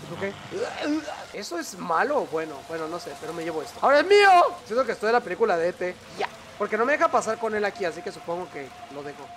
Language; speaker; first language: Spanish; native; Spanish